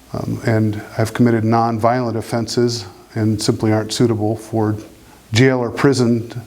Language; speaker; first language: English; native; English